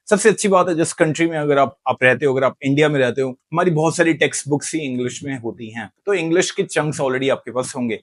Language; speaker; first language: Hindi; native; Hindi